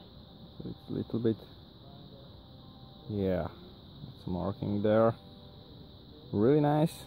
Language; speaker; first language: English; non-native, learner; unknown